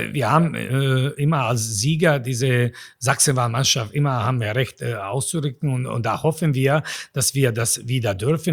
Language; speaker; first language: German; non-native, fluent; Bosnian